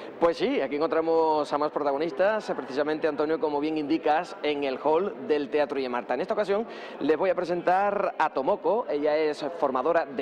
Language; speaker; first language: Spanish; native; Spanish